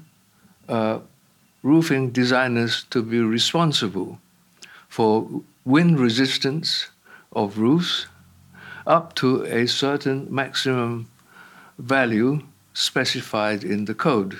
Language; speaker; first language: English; non-native, local second language; Cantonese